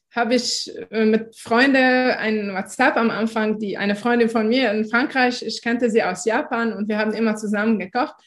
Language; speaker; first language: German; non-native, fluent; Arabic